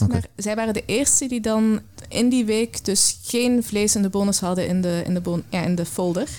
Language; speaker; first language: Dutch; native; Dutch